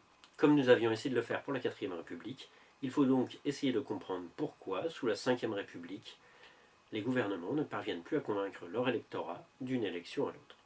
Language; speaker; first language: French; native; French